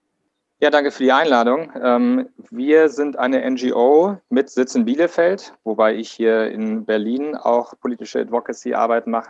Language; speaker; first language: German; native; German